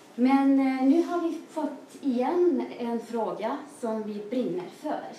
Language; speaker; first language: Swedish; non-native, fluent; Estonian